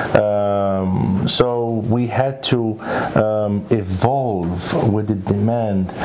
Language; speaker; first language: English; early bilingual, other home language; Arabic